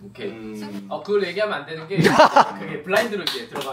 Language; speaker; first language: Korean; native; Korean